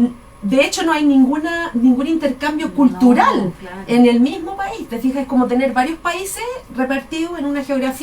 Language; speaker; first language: Spanish; native; Spanish